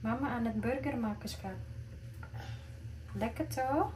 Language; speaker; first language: Dutch; non-native, learner; Indonesian